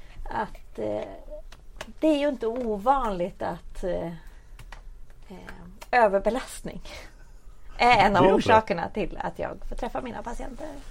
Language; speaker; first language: Swedish; native; Swedish